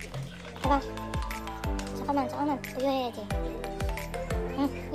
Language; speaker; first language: Korean; early bilingual, other home language; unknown